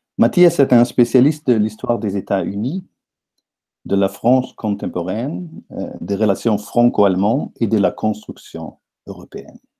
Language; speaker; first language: French; non-native, fluent; Italian